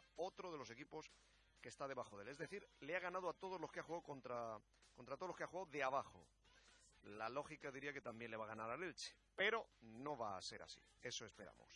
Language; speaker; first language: Spanish; native; Spanish